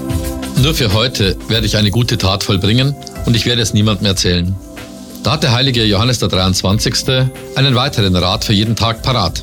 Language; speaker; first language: German; native; German